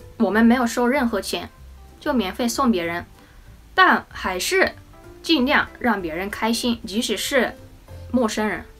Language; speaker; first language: Chinese; non-native, fluent; Japanese